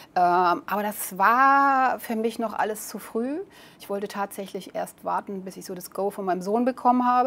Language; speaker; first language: German; native; German